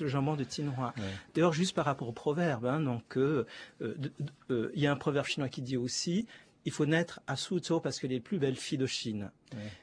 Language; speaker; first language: French; native; French